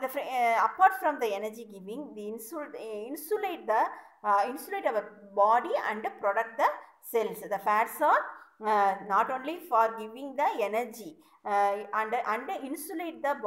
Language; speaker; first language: English; non-native, local second language; Tamil